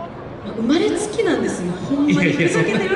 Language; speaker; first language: Japanese; native; Japanese